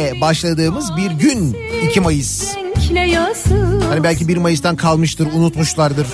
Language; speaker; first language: Turkish; native; Turkish